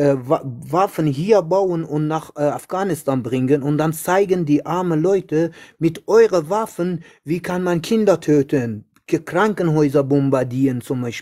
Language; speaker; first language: German; non-native, learner; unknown